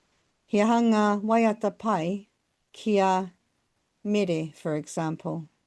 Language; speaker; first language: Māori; non-native, local second language; English